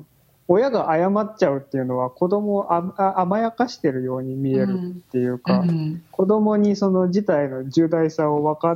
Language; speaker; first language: Japanese; native; Japanese